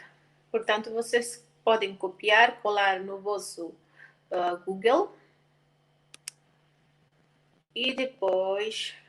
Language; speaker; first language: Portuguese; non-native, local second language; Tetum